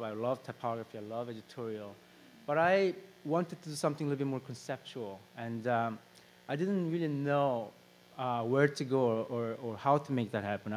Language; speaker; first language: English; non-native, fluent; Korean